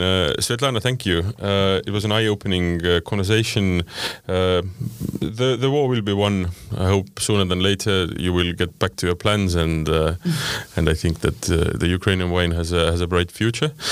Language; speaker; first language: English; non-native, fluent; Estonian